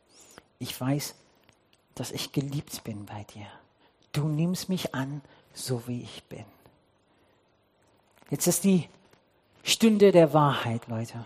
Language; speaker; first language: German; non-native, fluent; English